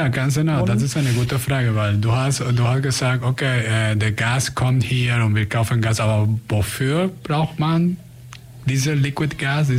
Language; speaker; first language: German; non-native, fluent; Spanish